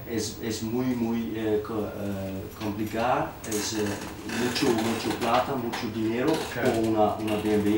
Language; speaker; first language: Spanish; non-native, learner; Danish